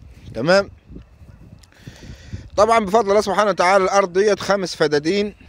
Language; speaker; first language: Arabic; native; Arabic